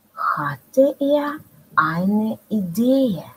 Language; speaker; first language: German; non-native, fluent; Russian